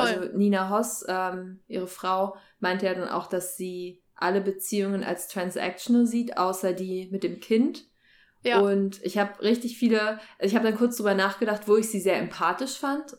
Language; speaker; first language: German; native; German